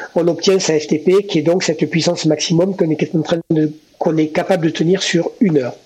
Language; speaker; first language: French; native; French